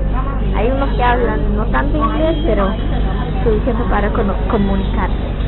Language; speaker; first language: Spanish; early bilingual, heritage; English